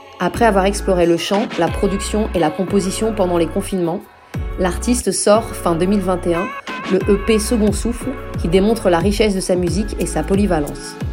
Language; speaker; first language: French; native; French